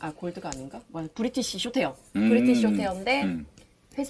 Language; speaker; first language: Korean; native; Korean